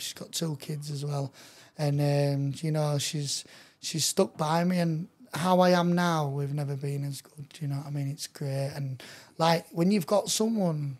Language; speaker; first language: English; native; English